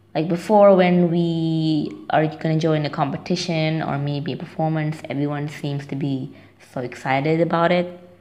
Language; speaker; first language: English; non-native, fluent; Indonesian